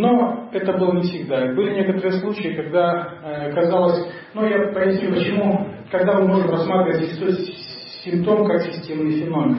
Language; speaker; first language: Russian; native; Russian